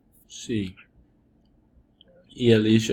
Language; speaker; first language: Spanish; non-native, learner; English